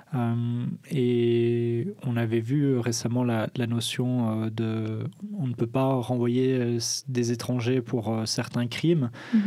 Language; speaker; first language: French; native; French